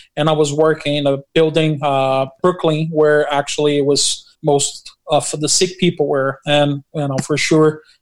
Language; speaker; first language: English; non-native, fluent; Portuguese